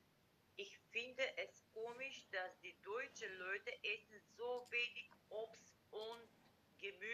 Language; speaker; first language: German; non-native, learner; Macedonian